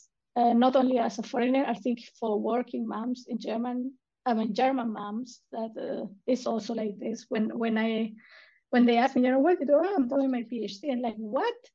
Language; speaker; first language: English; non-native, fluent; Spanish